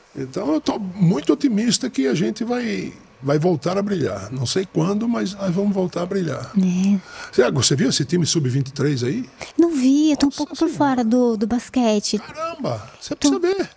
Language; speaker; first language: Portuguese; native; Portuguese